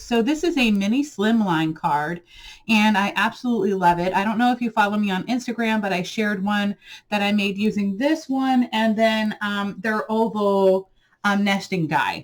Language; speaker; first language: English; native; English